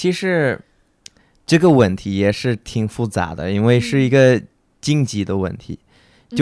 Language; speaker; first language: Chinese; non-native, fluent; English